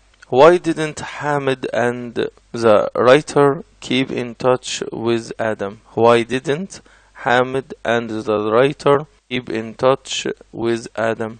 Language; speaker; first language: English; non-native, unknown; Arabic